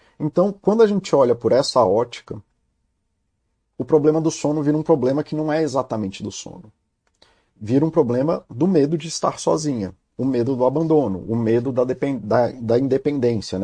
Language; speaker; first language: Portuguese; native; Portuguese